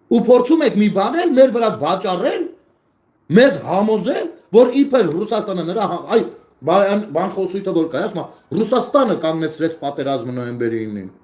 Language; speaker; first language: Armenian; native; Armenian